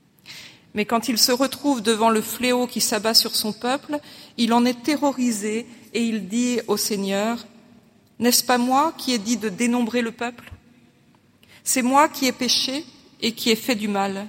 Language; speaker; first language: French; native; French